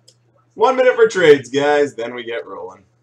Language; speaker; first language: English; native; English